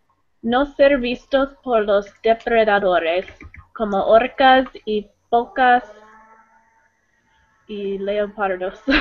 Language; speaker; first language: Spanish; non-native, learner; English